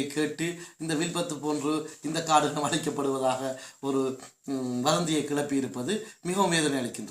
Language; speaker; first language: Tamil; native; Tamil